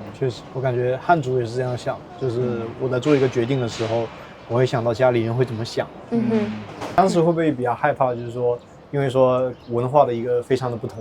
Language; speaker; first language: Chinese; native; Chinese